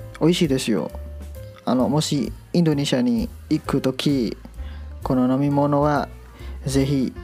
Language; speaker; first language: Japanese; non-native, learner; Indonesian